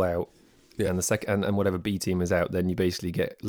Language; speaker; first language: English; native; English